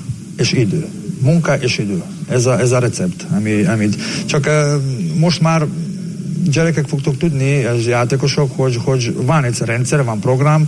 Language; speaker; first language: Hungarian; non-native, learner; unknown